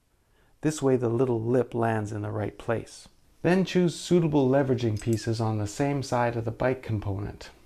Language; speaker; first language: English; native; English